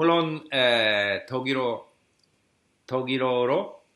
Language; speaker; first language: Korean; non-native, learner; English